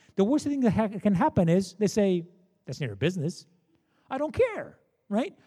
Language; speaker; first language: English; non-native, fluent; Portuguese